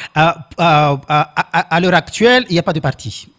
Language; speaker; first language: French; non-native, local second language; Comorian